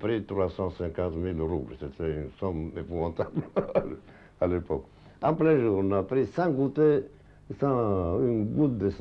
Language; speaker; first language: French; non-native, fluent; Russian